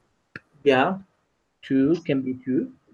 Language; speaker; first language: English; non-native, learner; Spanish